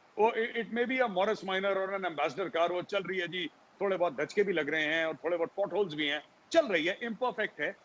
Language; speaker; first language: Hindi; native; Hindi